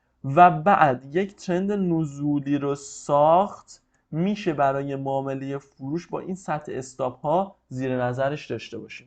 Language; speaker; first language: Persian; native; Persian